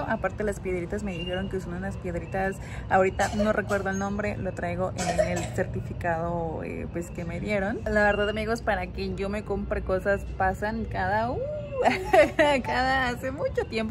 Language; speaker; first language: Spanish; native; Spanish